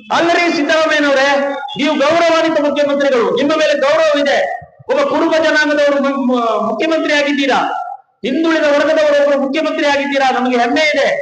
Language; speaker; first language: Kannada; non-native, local second language; Kodava